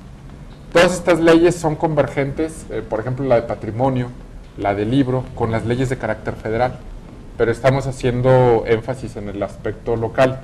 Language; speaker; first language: Spanish; native; Spanish